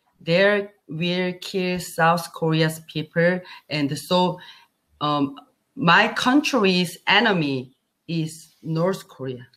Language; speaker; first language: English; non-native, learner; Korean